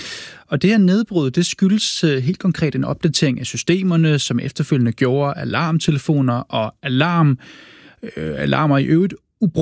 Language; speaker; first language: Danish; native; Danish